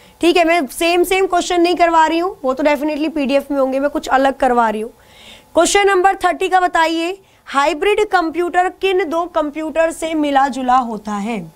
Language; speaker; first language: Hindi; native; Hindi